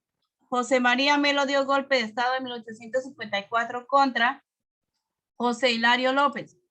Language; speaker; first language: Spanish; native; Spanish